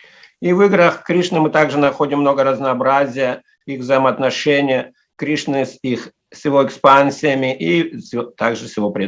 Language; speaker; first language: Russian; native; Russian